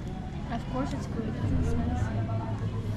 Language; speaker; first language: English; non-native, local second language; Filipino